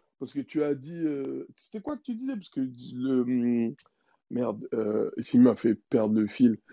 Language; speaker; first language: French; native; French